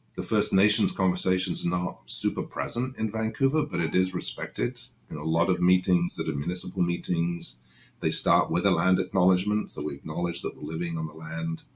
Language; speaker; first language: English; native; English